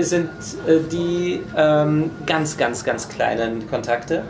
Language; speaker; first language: German; native; German